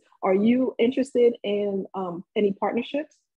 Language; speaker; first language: English; native; English